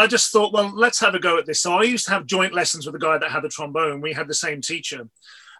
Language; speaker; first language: English; native; English